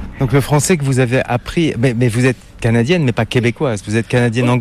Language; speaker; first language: French; native; French